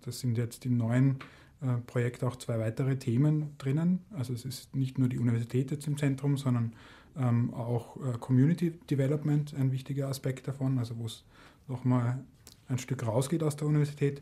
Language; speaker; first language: German; native; German